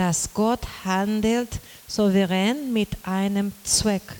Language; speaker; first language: German; non-native, learner; Portuguese